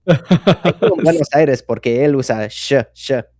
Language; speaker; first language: Spanish; non-native, fluent; English